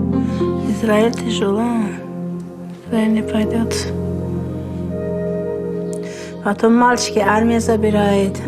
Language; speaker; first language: Russian; non-native, local second language; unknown